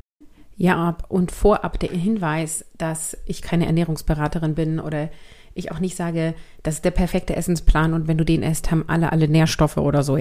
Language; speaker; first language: German; native; German